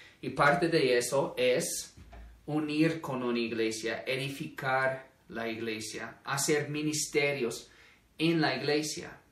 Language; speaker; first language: Spanish; non-native, fluent; English